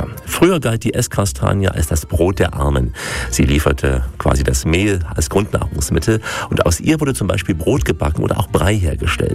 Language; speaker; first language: German; native; German